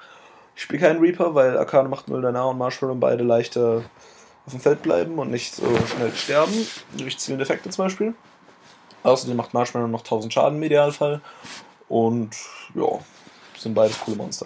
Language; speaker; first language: German; native; German